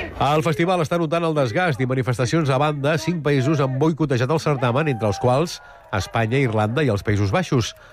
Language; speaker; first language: Catalan; native; Catalan